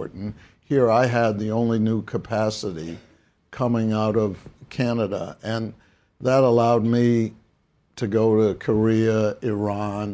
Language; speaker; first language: English; native; English